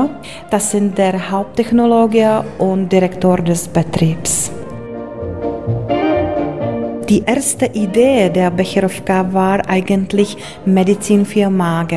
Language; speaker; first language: German; non-native, fluent; Czech